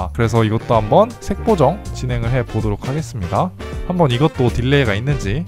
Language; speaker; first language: Korean; native; Korean